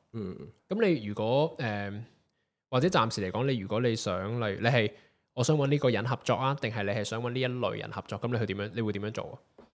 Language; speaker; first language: Cantonese; native; Cantonese